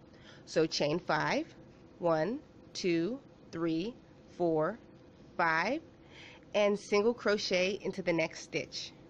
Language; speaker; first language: English; native; English